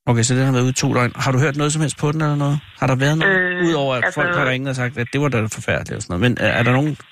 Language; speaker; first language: Danish; native; Danish